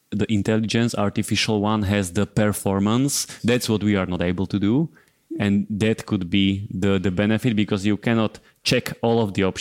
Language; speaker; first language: English; non-native, fluent; Slovak